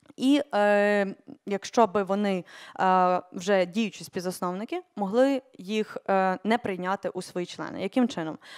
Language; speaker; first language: Ukrainian; native; Ukrainian